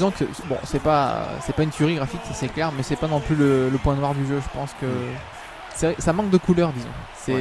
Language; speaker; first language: French; native; French